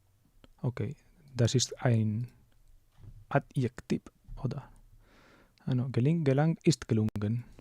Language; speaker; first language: German; non-native, learner; English